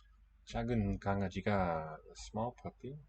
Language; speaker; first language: Korean; non-native, learner; English